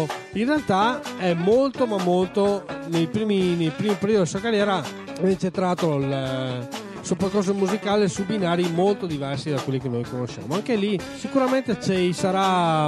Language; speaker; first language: Italian; native; Italian